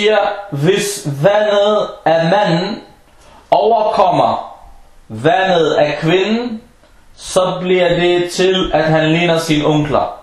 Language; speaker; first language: Danish; non-native, fluent; Arabic